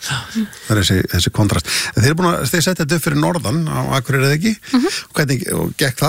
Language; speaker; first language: Icelandic; native; Icelandic